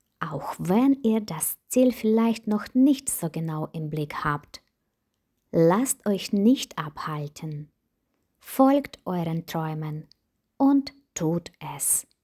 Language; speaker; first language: German; non-native, fluent; Ukrainian